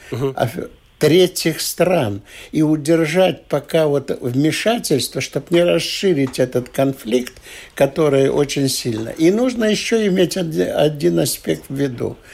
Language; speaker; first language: Russian; non-native, local second language; Latvian